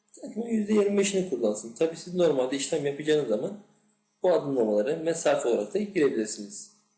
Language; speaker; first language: Turkish; native; Turkish